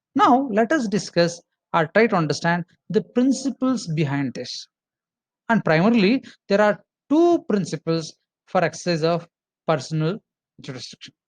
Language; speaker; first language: English; non-native, local second language; Kannada